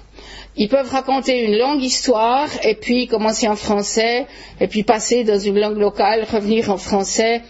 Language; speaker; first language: French; native; French